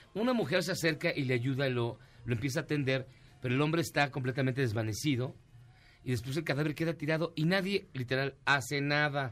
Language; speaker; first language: Spanish; native; Spanish